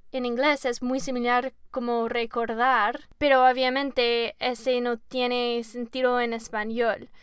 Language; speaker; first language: Spanish; non-native, learner; English